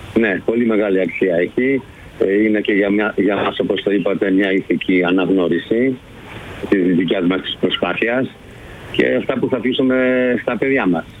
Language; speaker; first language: Greek; early bilingual, heritage; Greek